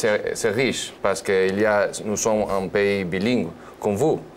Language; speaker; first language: French; non-native, learner; Spanish